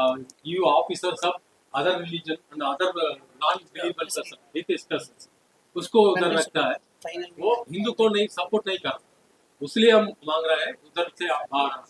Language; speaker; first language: Hindi; non-native, learner; Tamil